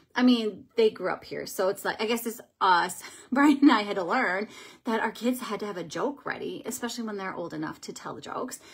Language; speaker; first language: English; native; English